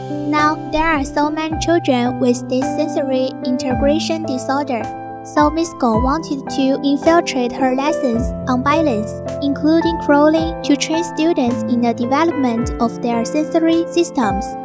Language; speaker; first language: English; non-native, learner; Chinese